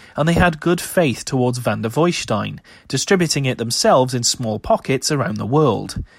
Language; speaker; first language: English; native; English